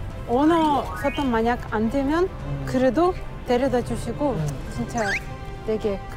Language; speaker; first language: Korean; non-native, fluent; Russian